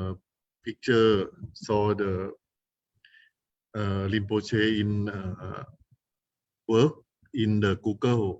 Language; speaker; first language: English; non-native, fluent; Thai